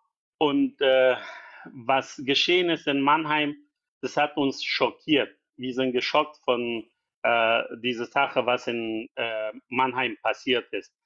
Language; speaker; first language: German; non-native, fluent; Persian